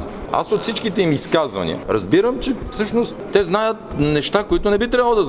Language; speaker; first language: Bulgarian; native; Bulgarian